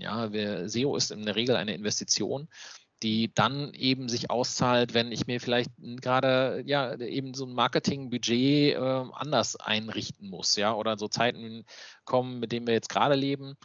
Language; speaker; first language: German; native; German